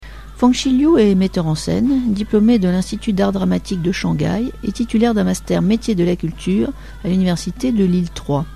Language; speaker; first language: French; native; French